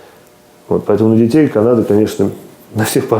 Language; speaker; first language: Russian; native; Russian